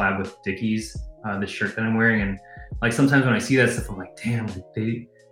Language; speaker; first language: English; native; English